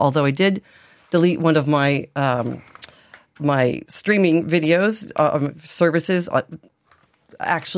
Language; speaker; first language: English; native; English